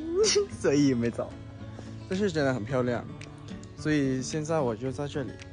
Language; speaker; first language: Chinese; non-native, fluent; Thai